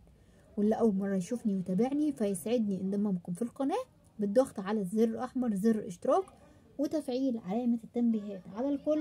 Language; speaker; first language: Arabic; native; Arabic